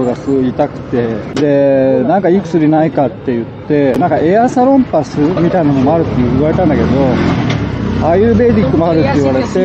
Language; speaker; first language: Japanese; native; Japanese